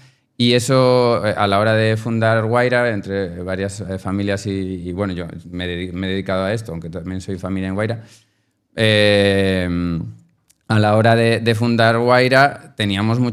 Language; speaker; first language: Spanish; native; Spanish